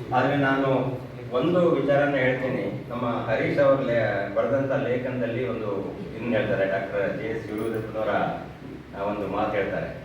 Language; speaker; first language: Kannada; non-native, local second language; Lambadi